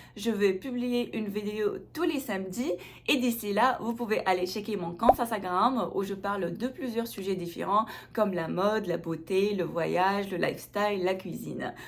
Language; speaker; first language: French; non-native, local second language; Arabic